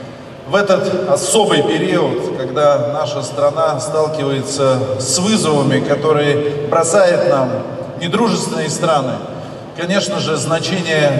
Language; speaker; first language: Russian; native; Russian